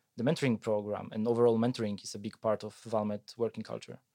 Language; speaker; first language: English; non-native, fluent; Polish